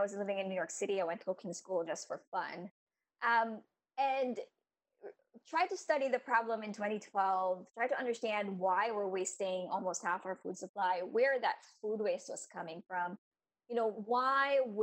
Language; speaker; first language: English; non-native, local second language; Filipino